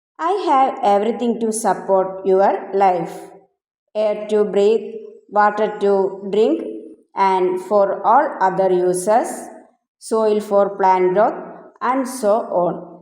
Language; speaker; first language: English; non-native, local second language; Malayalam